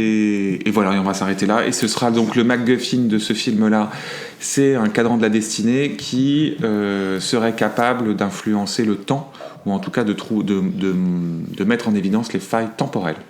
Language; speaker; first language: French; native; French